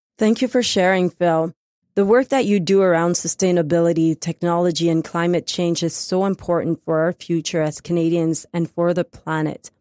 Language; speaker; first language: English; native; English